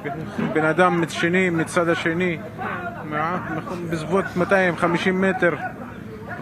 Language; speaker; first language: Hebrew; non-native, local second language; Arabic